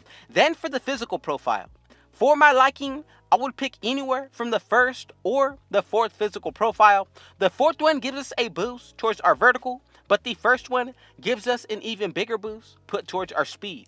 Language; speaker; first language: English; native; English